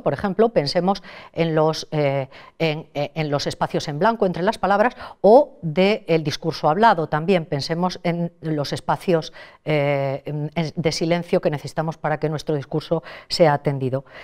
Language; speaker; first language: Spanish; native; Spanish